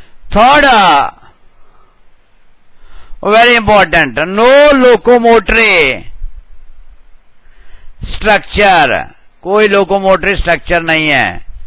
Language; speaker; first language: English; non-native, local second language; Hindi